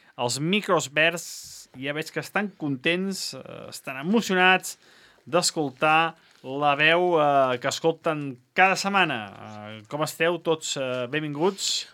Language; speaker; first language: Catalan; native; Catalan